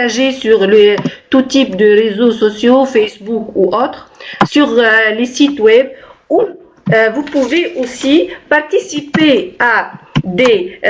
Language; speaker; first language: French; non-native, local second language; Arabic